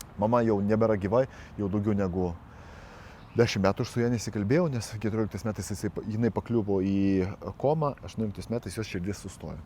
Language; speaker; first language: Lithuanian; non-native, local second language; Russian